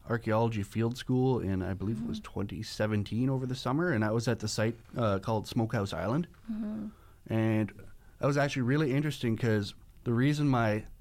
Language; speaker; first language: English; native; English